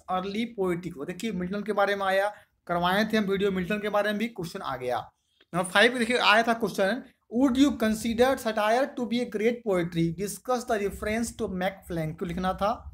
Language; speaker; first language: Hindi; native; Hindi